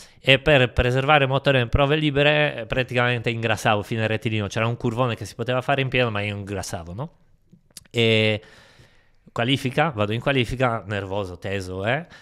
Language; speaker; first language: Italian; non-native, fluent; Polish